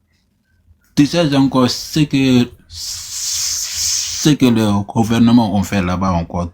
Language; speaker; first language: French; non-native, local second language; Susu